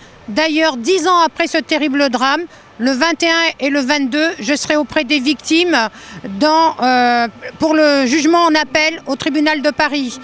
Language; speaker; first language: French; native; French